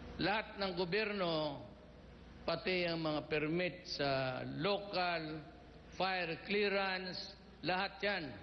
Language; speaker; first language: Filipino; non-native, local second language; Cebuano